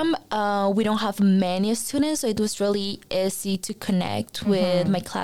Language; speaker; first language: English; non-native, fluent; Spanish